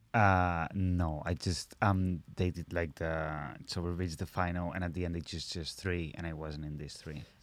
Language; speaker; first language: English; non-native, fluent; Catalan